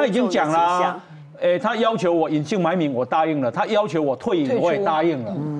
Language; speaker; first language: Chinese; native; Chinese